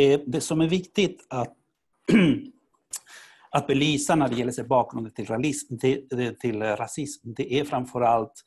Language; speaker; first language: Swedish; non-native, fluent; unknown